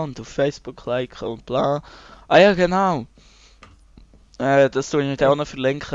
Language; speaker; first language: German; native; German